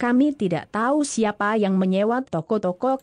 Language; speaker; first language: Indonesian; non-native, learner; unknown